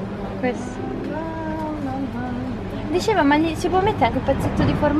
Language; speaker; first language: Italian; native; Italian